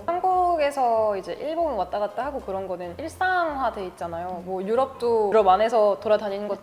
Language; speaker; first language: Korean; early bilingual, other home language; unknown